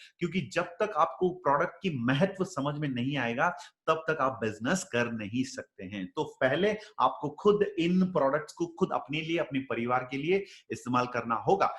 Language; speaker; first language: Hindi; non-native, local second language; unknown